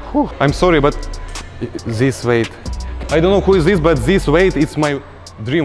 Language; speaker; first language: English; non-native, learner; Russian